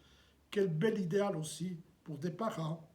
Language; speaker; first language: French; native; French